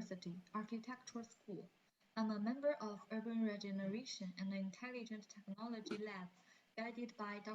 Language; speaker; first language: English; non-native, learner; Chinese